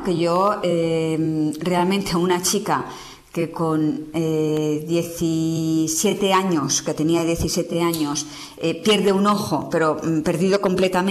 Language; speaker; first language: Spanish; native; Spanish